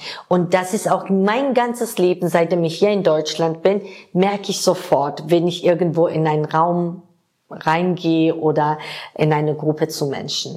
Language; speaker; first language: German; non-native, fluent; Georgian